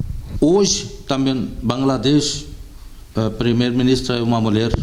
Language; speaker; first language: Portuguese; non-native, fluent; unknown